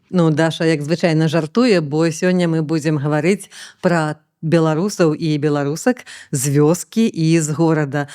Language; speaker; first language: Belarusian; native; Belarusian